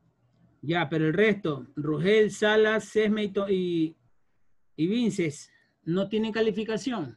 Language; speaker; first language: Spanish; native; Spanish